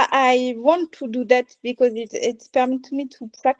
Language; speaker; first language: English; non-native, learner; French